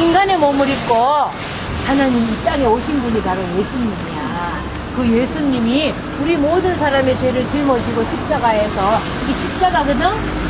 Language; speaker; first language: Korean; native; Korean